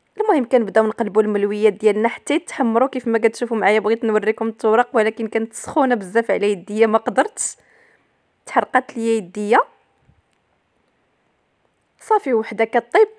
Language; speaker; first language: Arabic; native; Arabic